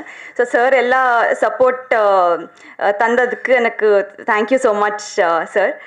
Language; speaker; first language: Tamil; non-native, learner; Telugu